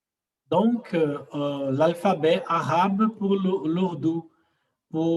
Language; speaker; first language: French; non-native, fluent; Portuguese